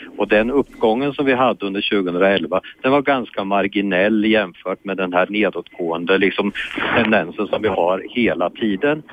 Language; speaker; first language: Swedish; native; Swedish